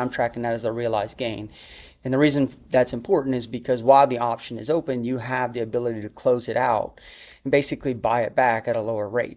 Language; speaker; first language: English; native; English